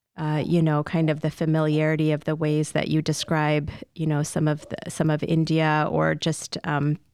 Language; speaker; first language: English; native; English